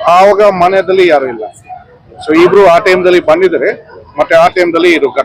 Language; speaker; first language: Kannada; non-native, fluent; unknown